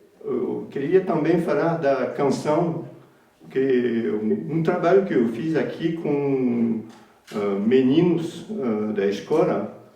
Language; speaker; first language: Portuguese; early bilingual, heritage; Portuguese